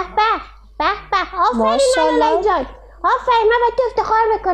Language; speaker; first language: Persian; native; Persian